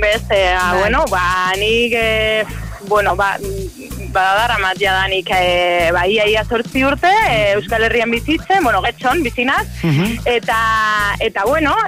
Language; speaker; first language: Basque; non-native, learner; Spanish